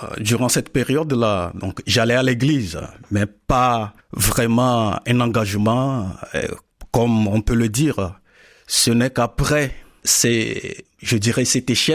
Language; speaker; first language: French; non-native, local second language; Ewe